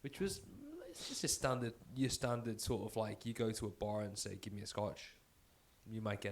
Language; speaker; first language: English; native; English